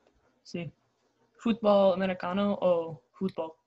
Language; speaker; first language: Spanish; non-native, learner; English